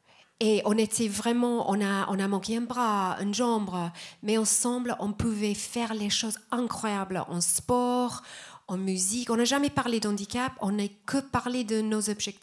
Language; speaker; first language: French; non-native, fluent; English